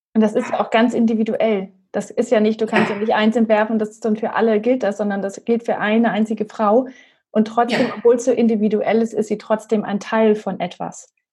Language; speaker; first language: German; native; German